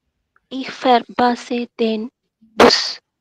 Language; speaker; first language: German; non-native, learner; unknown